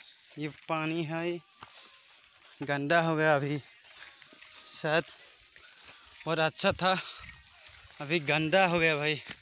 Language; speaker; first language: Hindi; non-native, local second language; Assamese